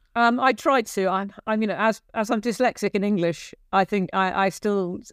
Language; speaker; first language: English; native; English